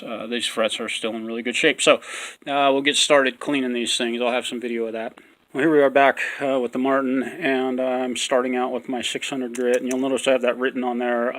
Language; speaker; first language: English; native; English